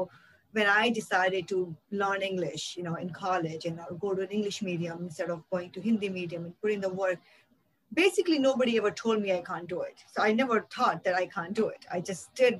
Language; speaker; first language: English; non-native, local second language; Hindi